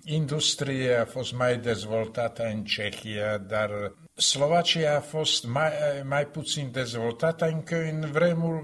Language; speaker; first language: Romanian; non-native, fluent; Slovak